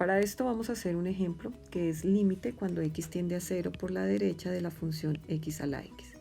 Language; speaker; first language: Spanish; native; Spanish